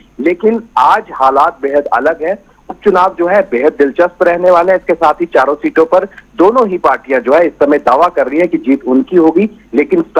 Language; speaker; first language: Hindi; native; Hindi